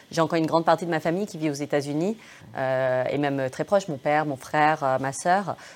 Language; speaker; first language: French; early bilingual, other home language; English